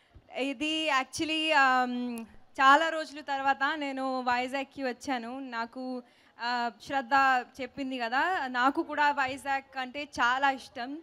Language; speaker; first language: Telugu; non-native, local second language; Hindi